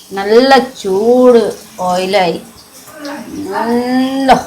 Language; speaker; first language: Malayalam; non-native, fluent; Nepali